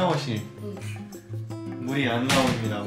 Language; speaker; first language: Korean; native; Korean